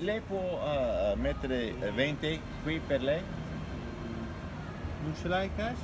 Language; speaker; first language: Italian; non-native, learner; English